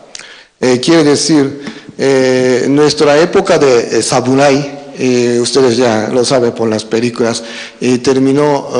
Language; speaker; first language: Spanish; non-native, fluent; Japanese